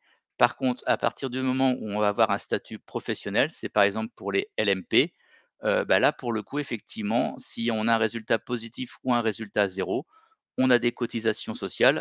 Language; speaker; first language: French; native; French